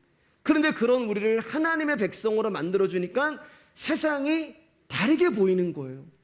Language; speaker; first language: Korean; native; Korean